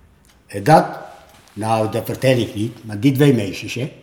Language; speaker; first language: Dutch; non-native, learner; Italian